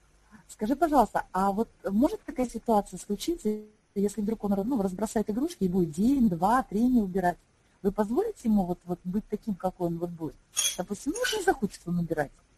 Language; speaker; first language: Russian; native; Russian